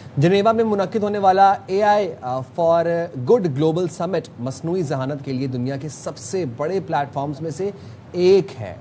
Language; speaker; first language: Urdu; native; Urdu